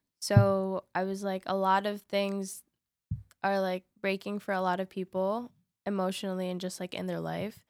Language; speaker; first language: English; early bilingual, other home language; Spanish